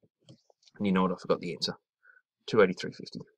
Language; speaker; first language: English; native; English